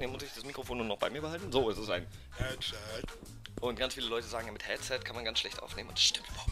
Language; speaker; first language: German; native; German